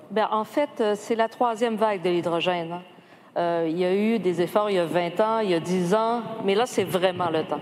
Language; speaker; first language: French; native; French